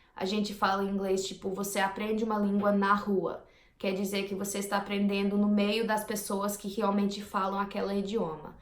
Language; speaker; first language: Portuguese; non-native, fluent; English